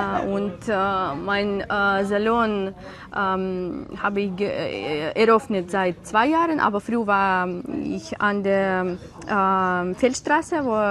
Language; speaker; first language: German; non-native, learner; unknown